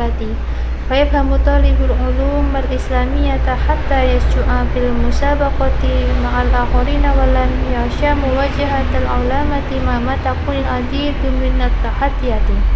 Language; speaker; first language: Arabic; non-native, learner; Indonesian